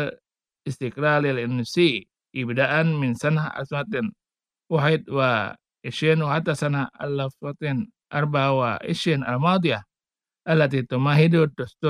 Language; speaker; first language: Arabic; non-native, fluent; Indonesian